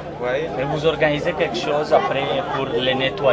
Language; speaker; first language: French; non-native, learner; Italian